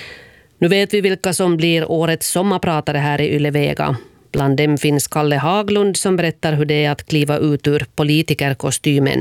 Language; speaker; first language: Swedish; native; Swedish